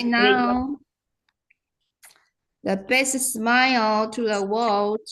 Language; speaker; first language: English; non-native, fluent; Chinese